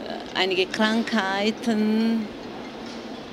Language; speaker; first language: German; non-native, fluent; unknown